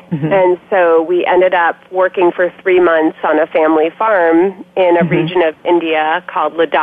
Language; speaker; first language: English; native; English